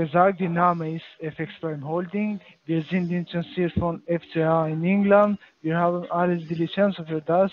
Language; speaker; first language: German; non-native, learner; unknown